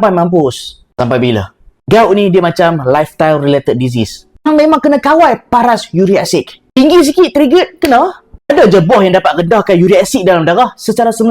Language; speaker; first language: Malay; native; Malay